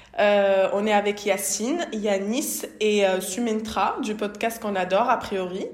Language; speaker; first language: French; native; French